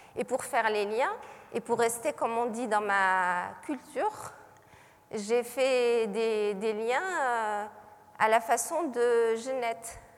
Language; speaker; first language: French; non-native, local second language; Arabic